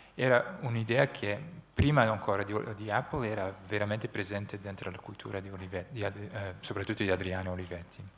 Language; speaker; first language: Italian; non-native, fluent; Dutch